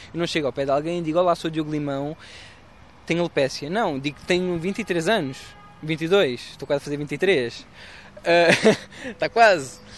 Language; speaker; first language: Portuguese; native; Portuguese